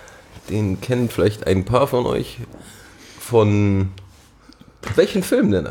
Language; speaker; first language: German; native; German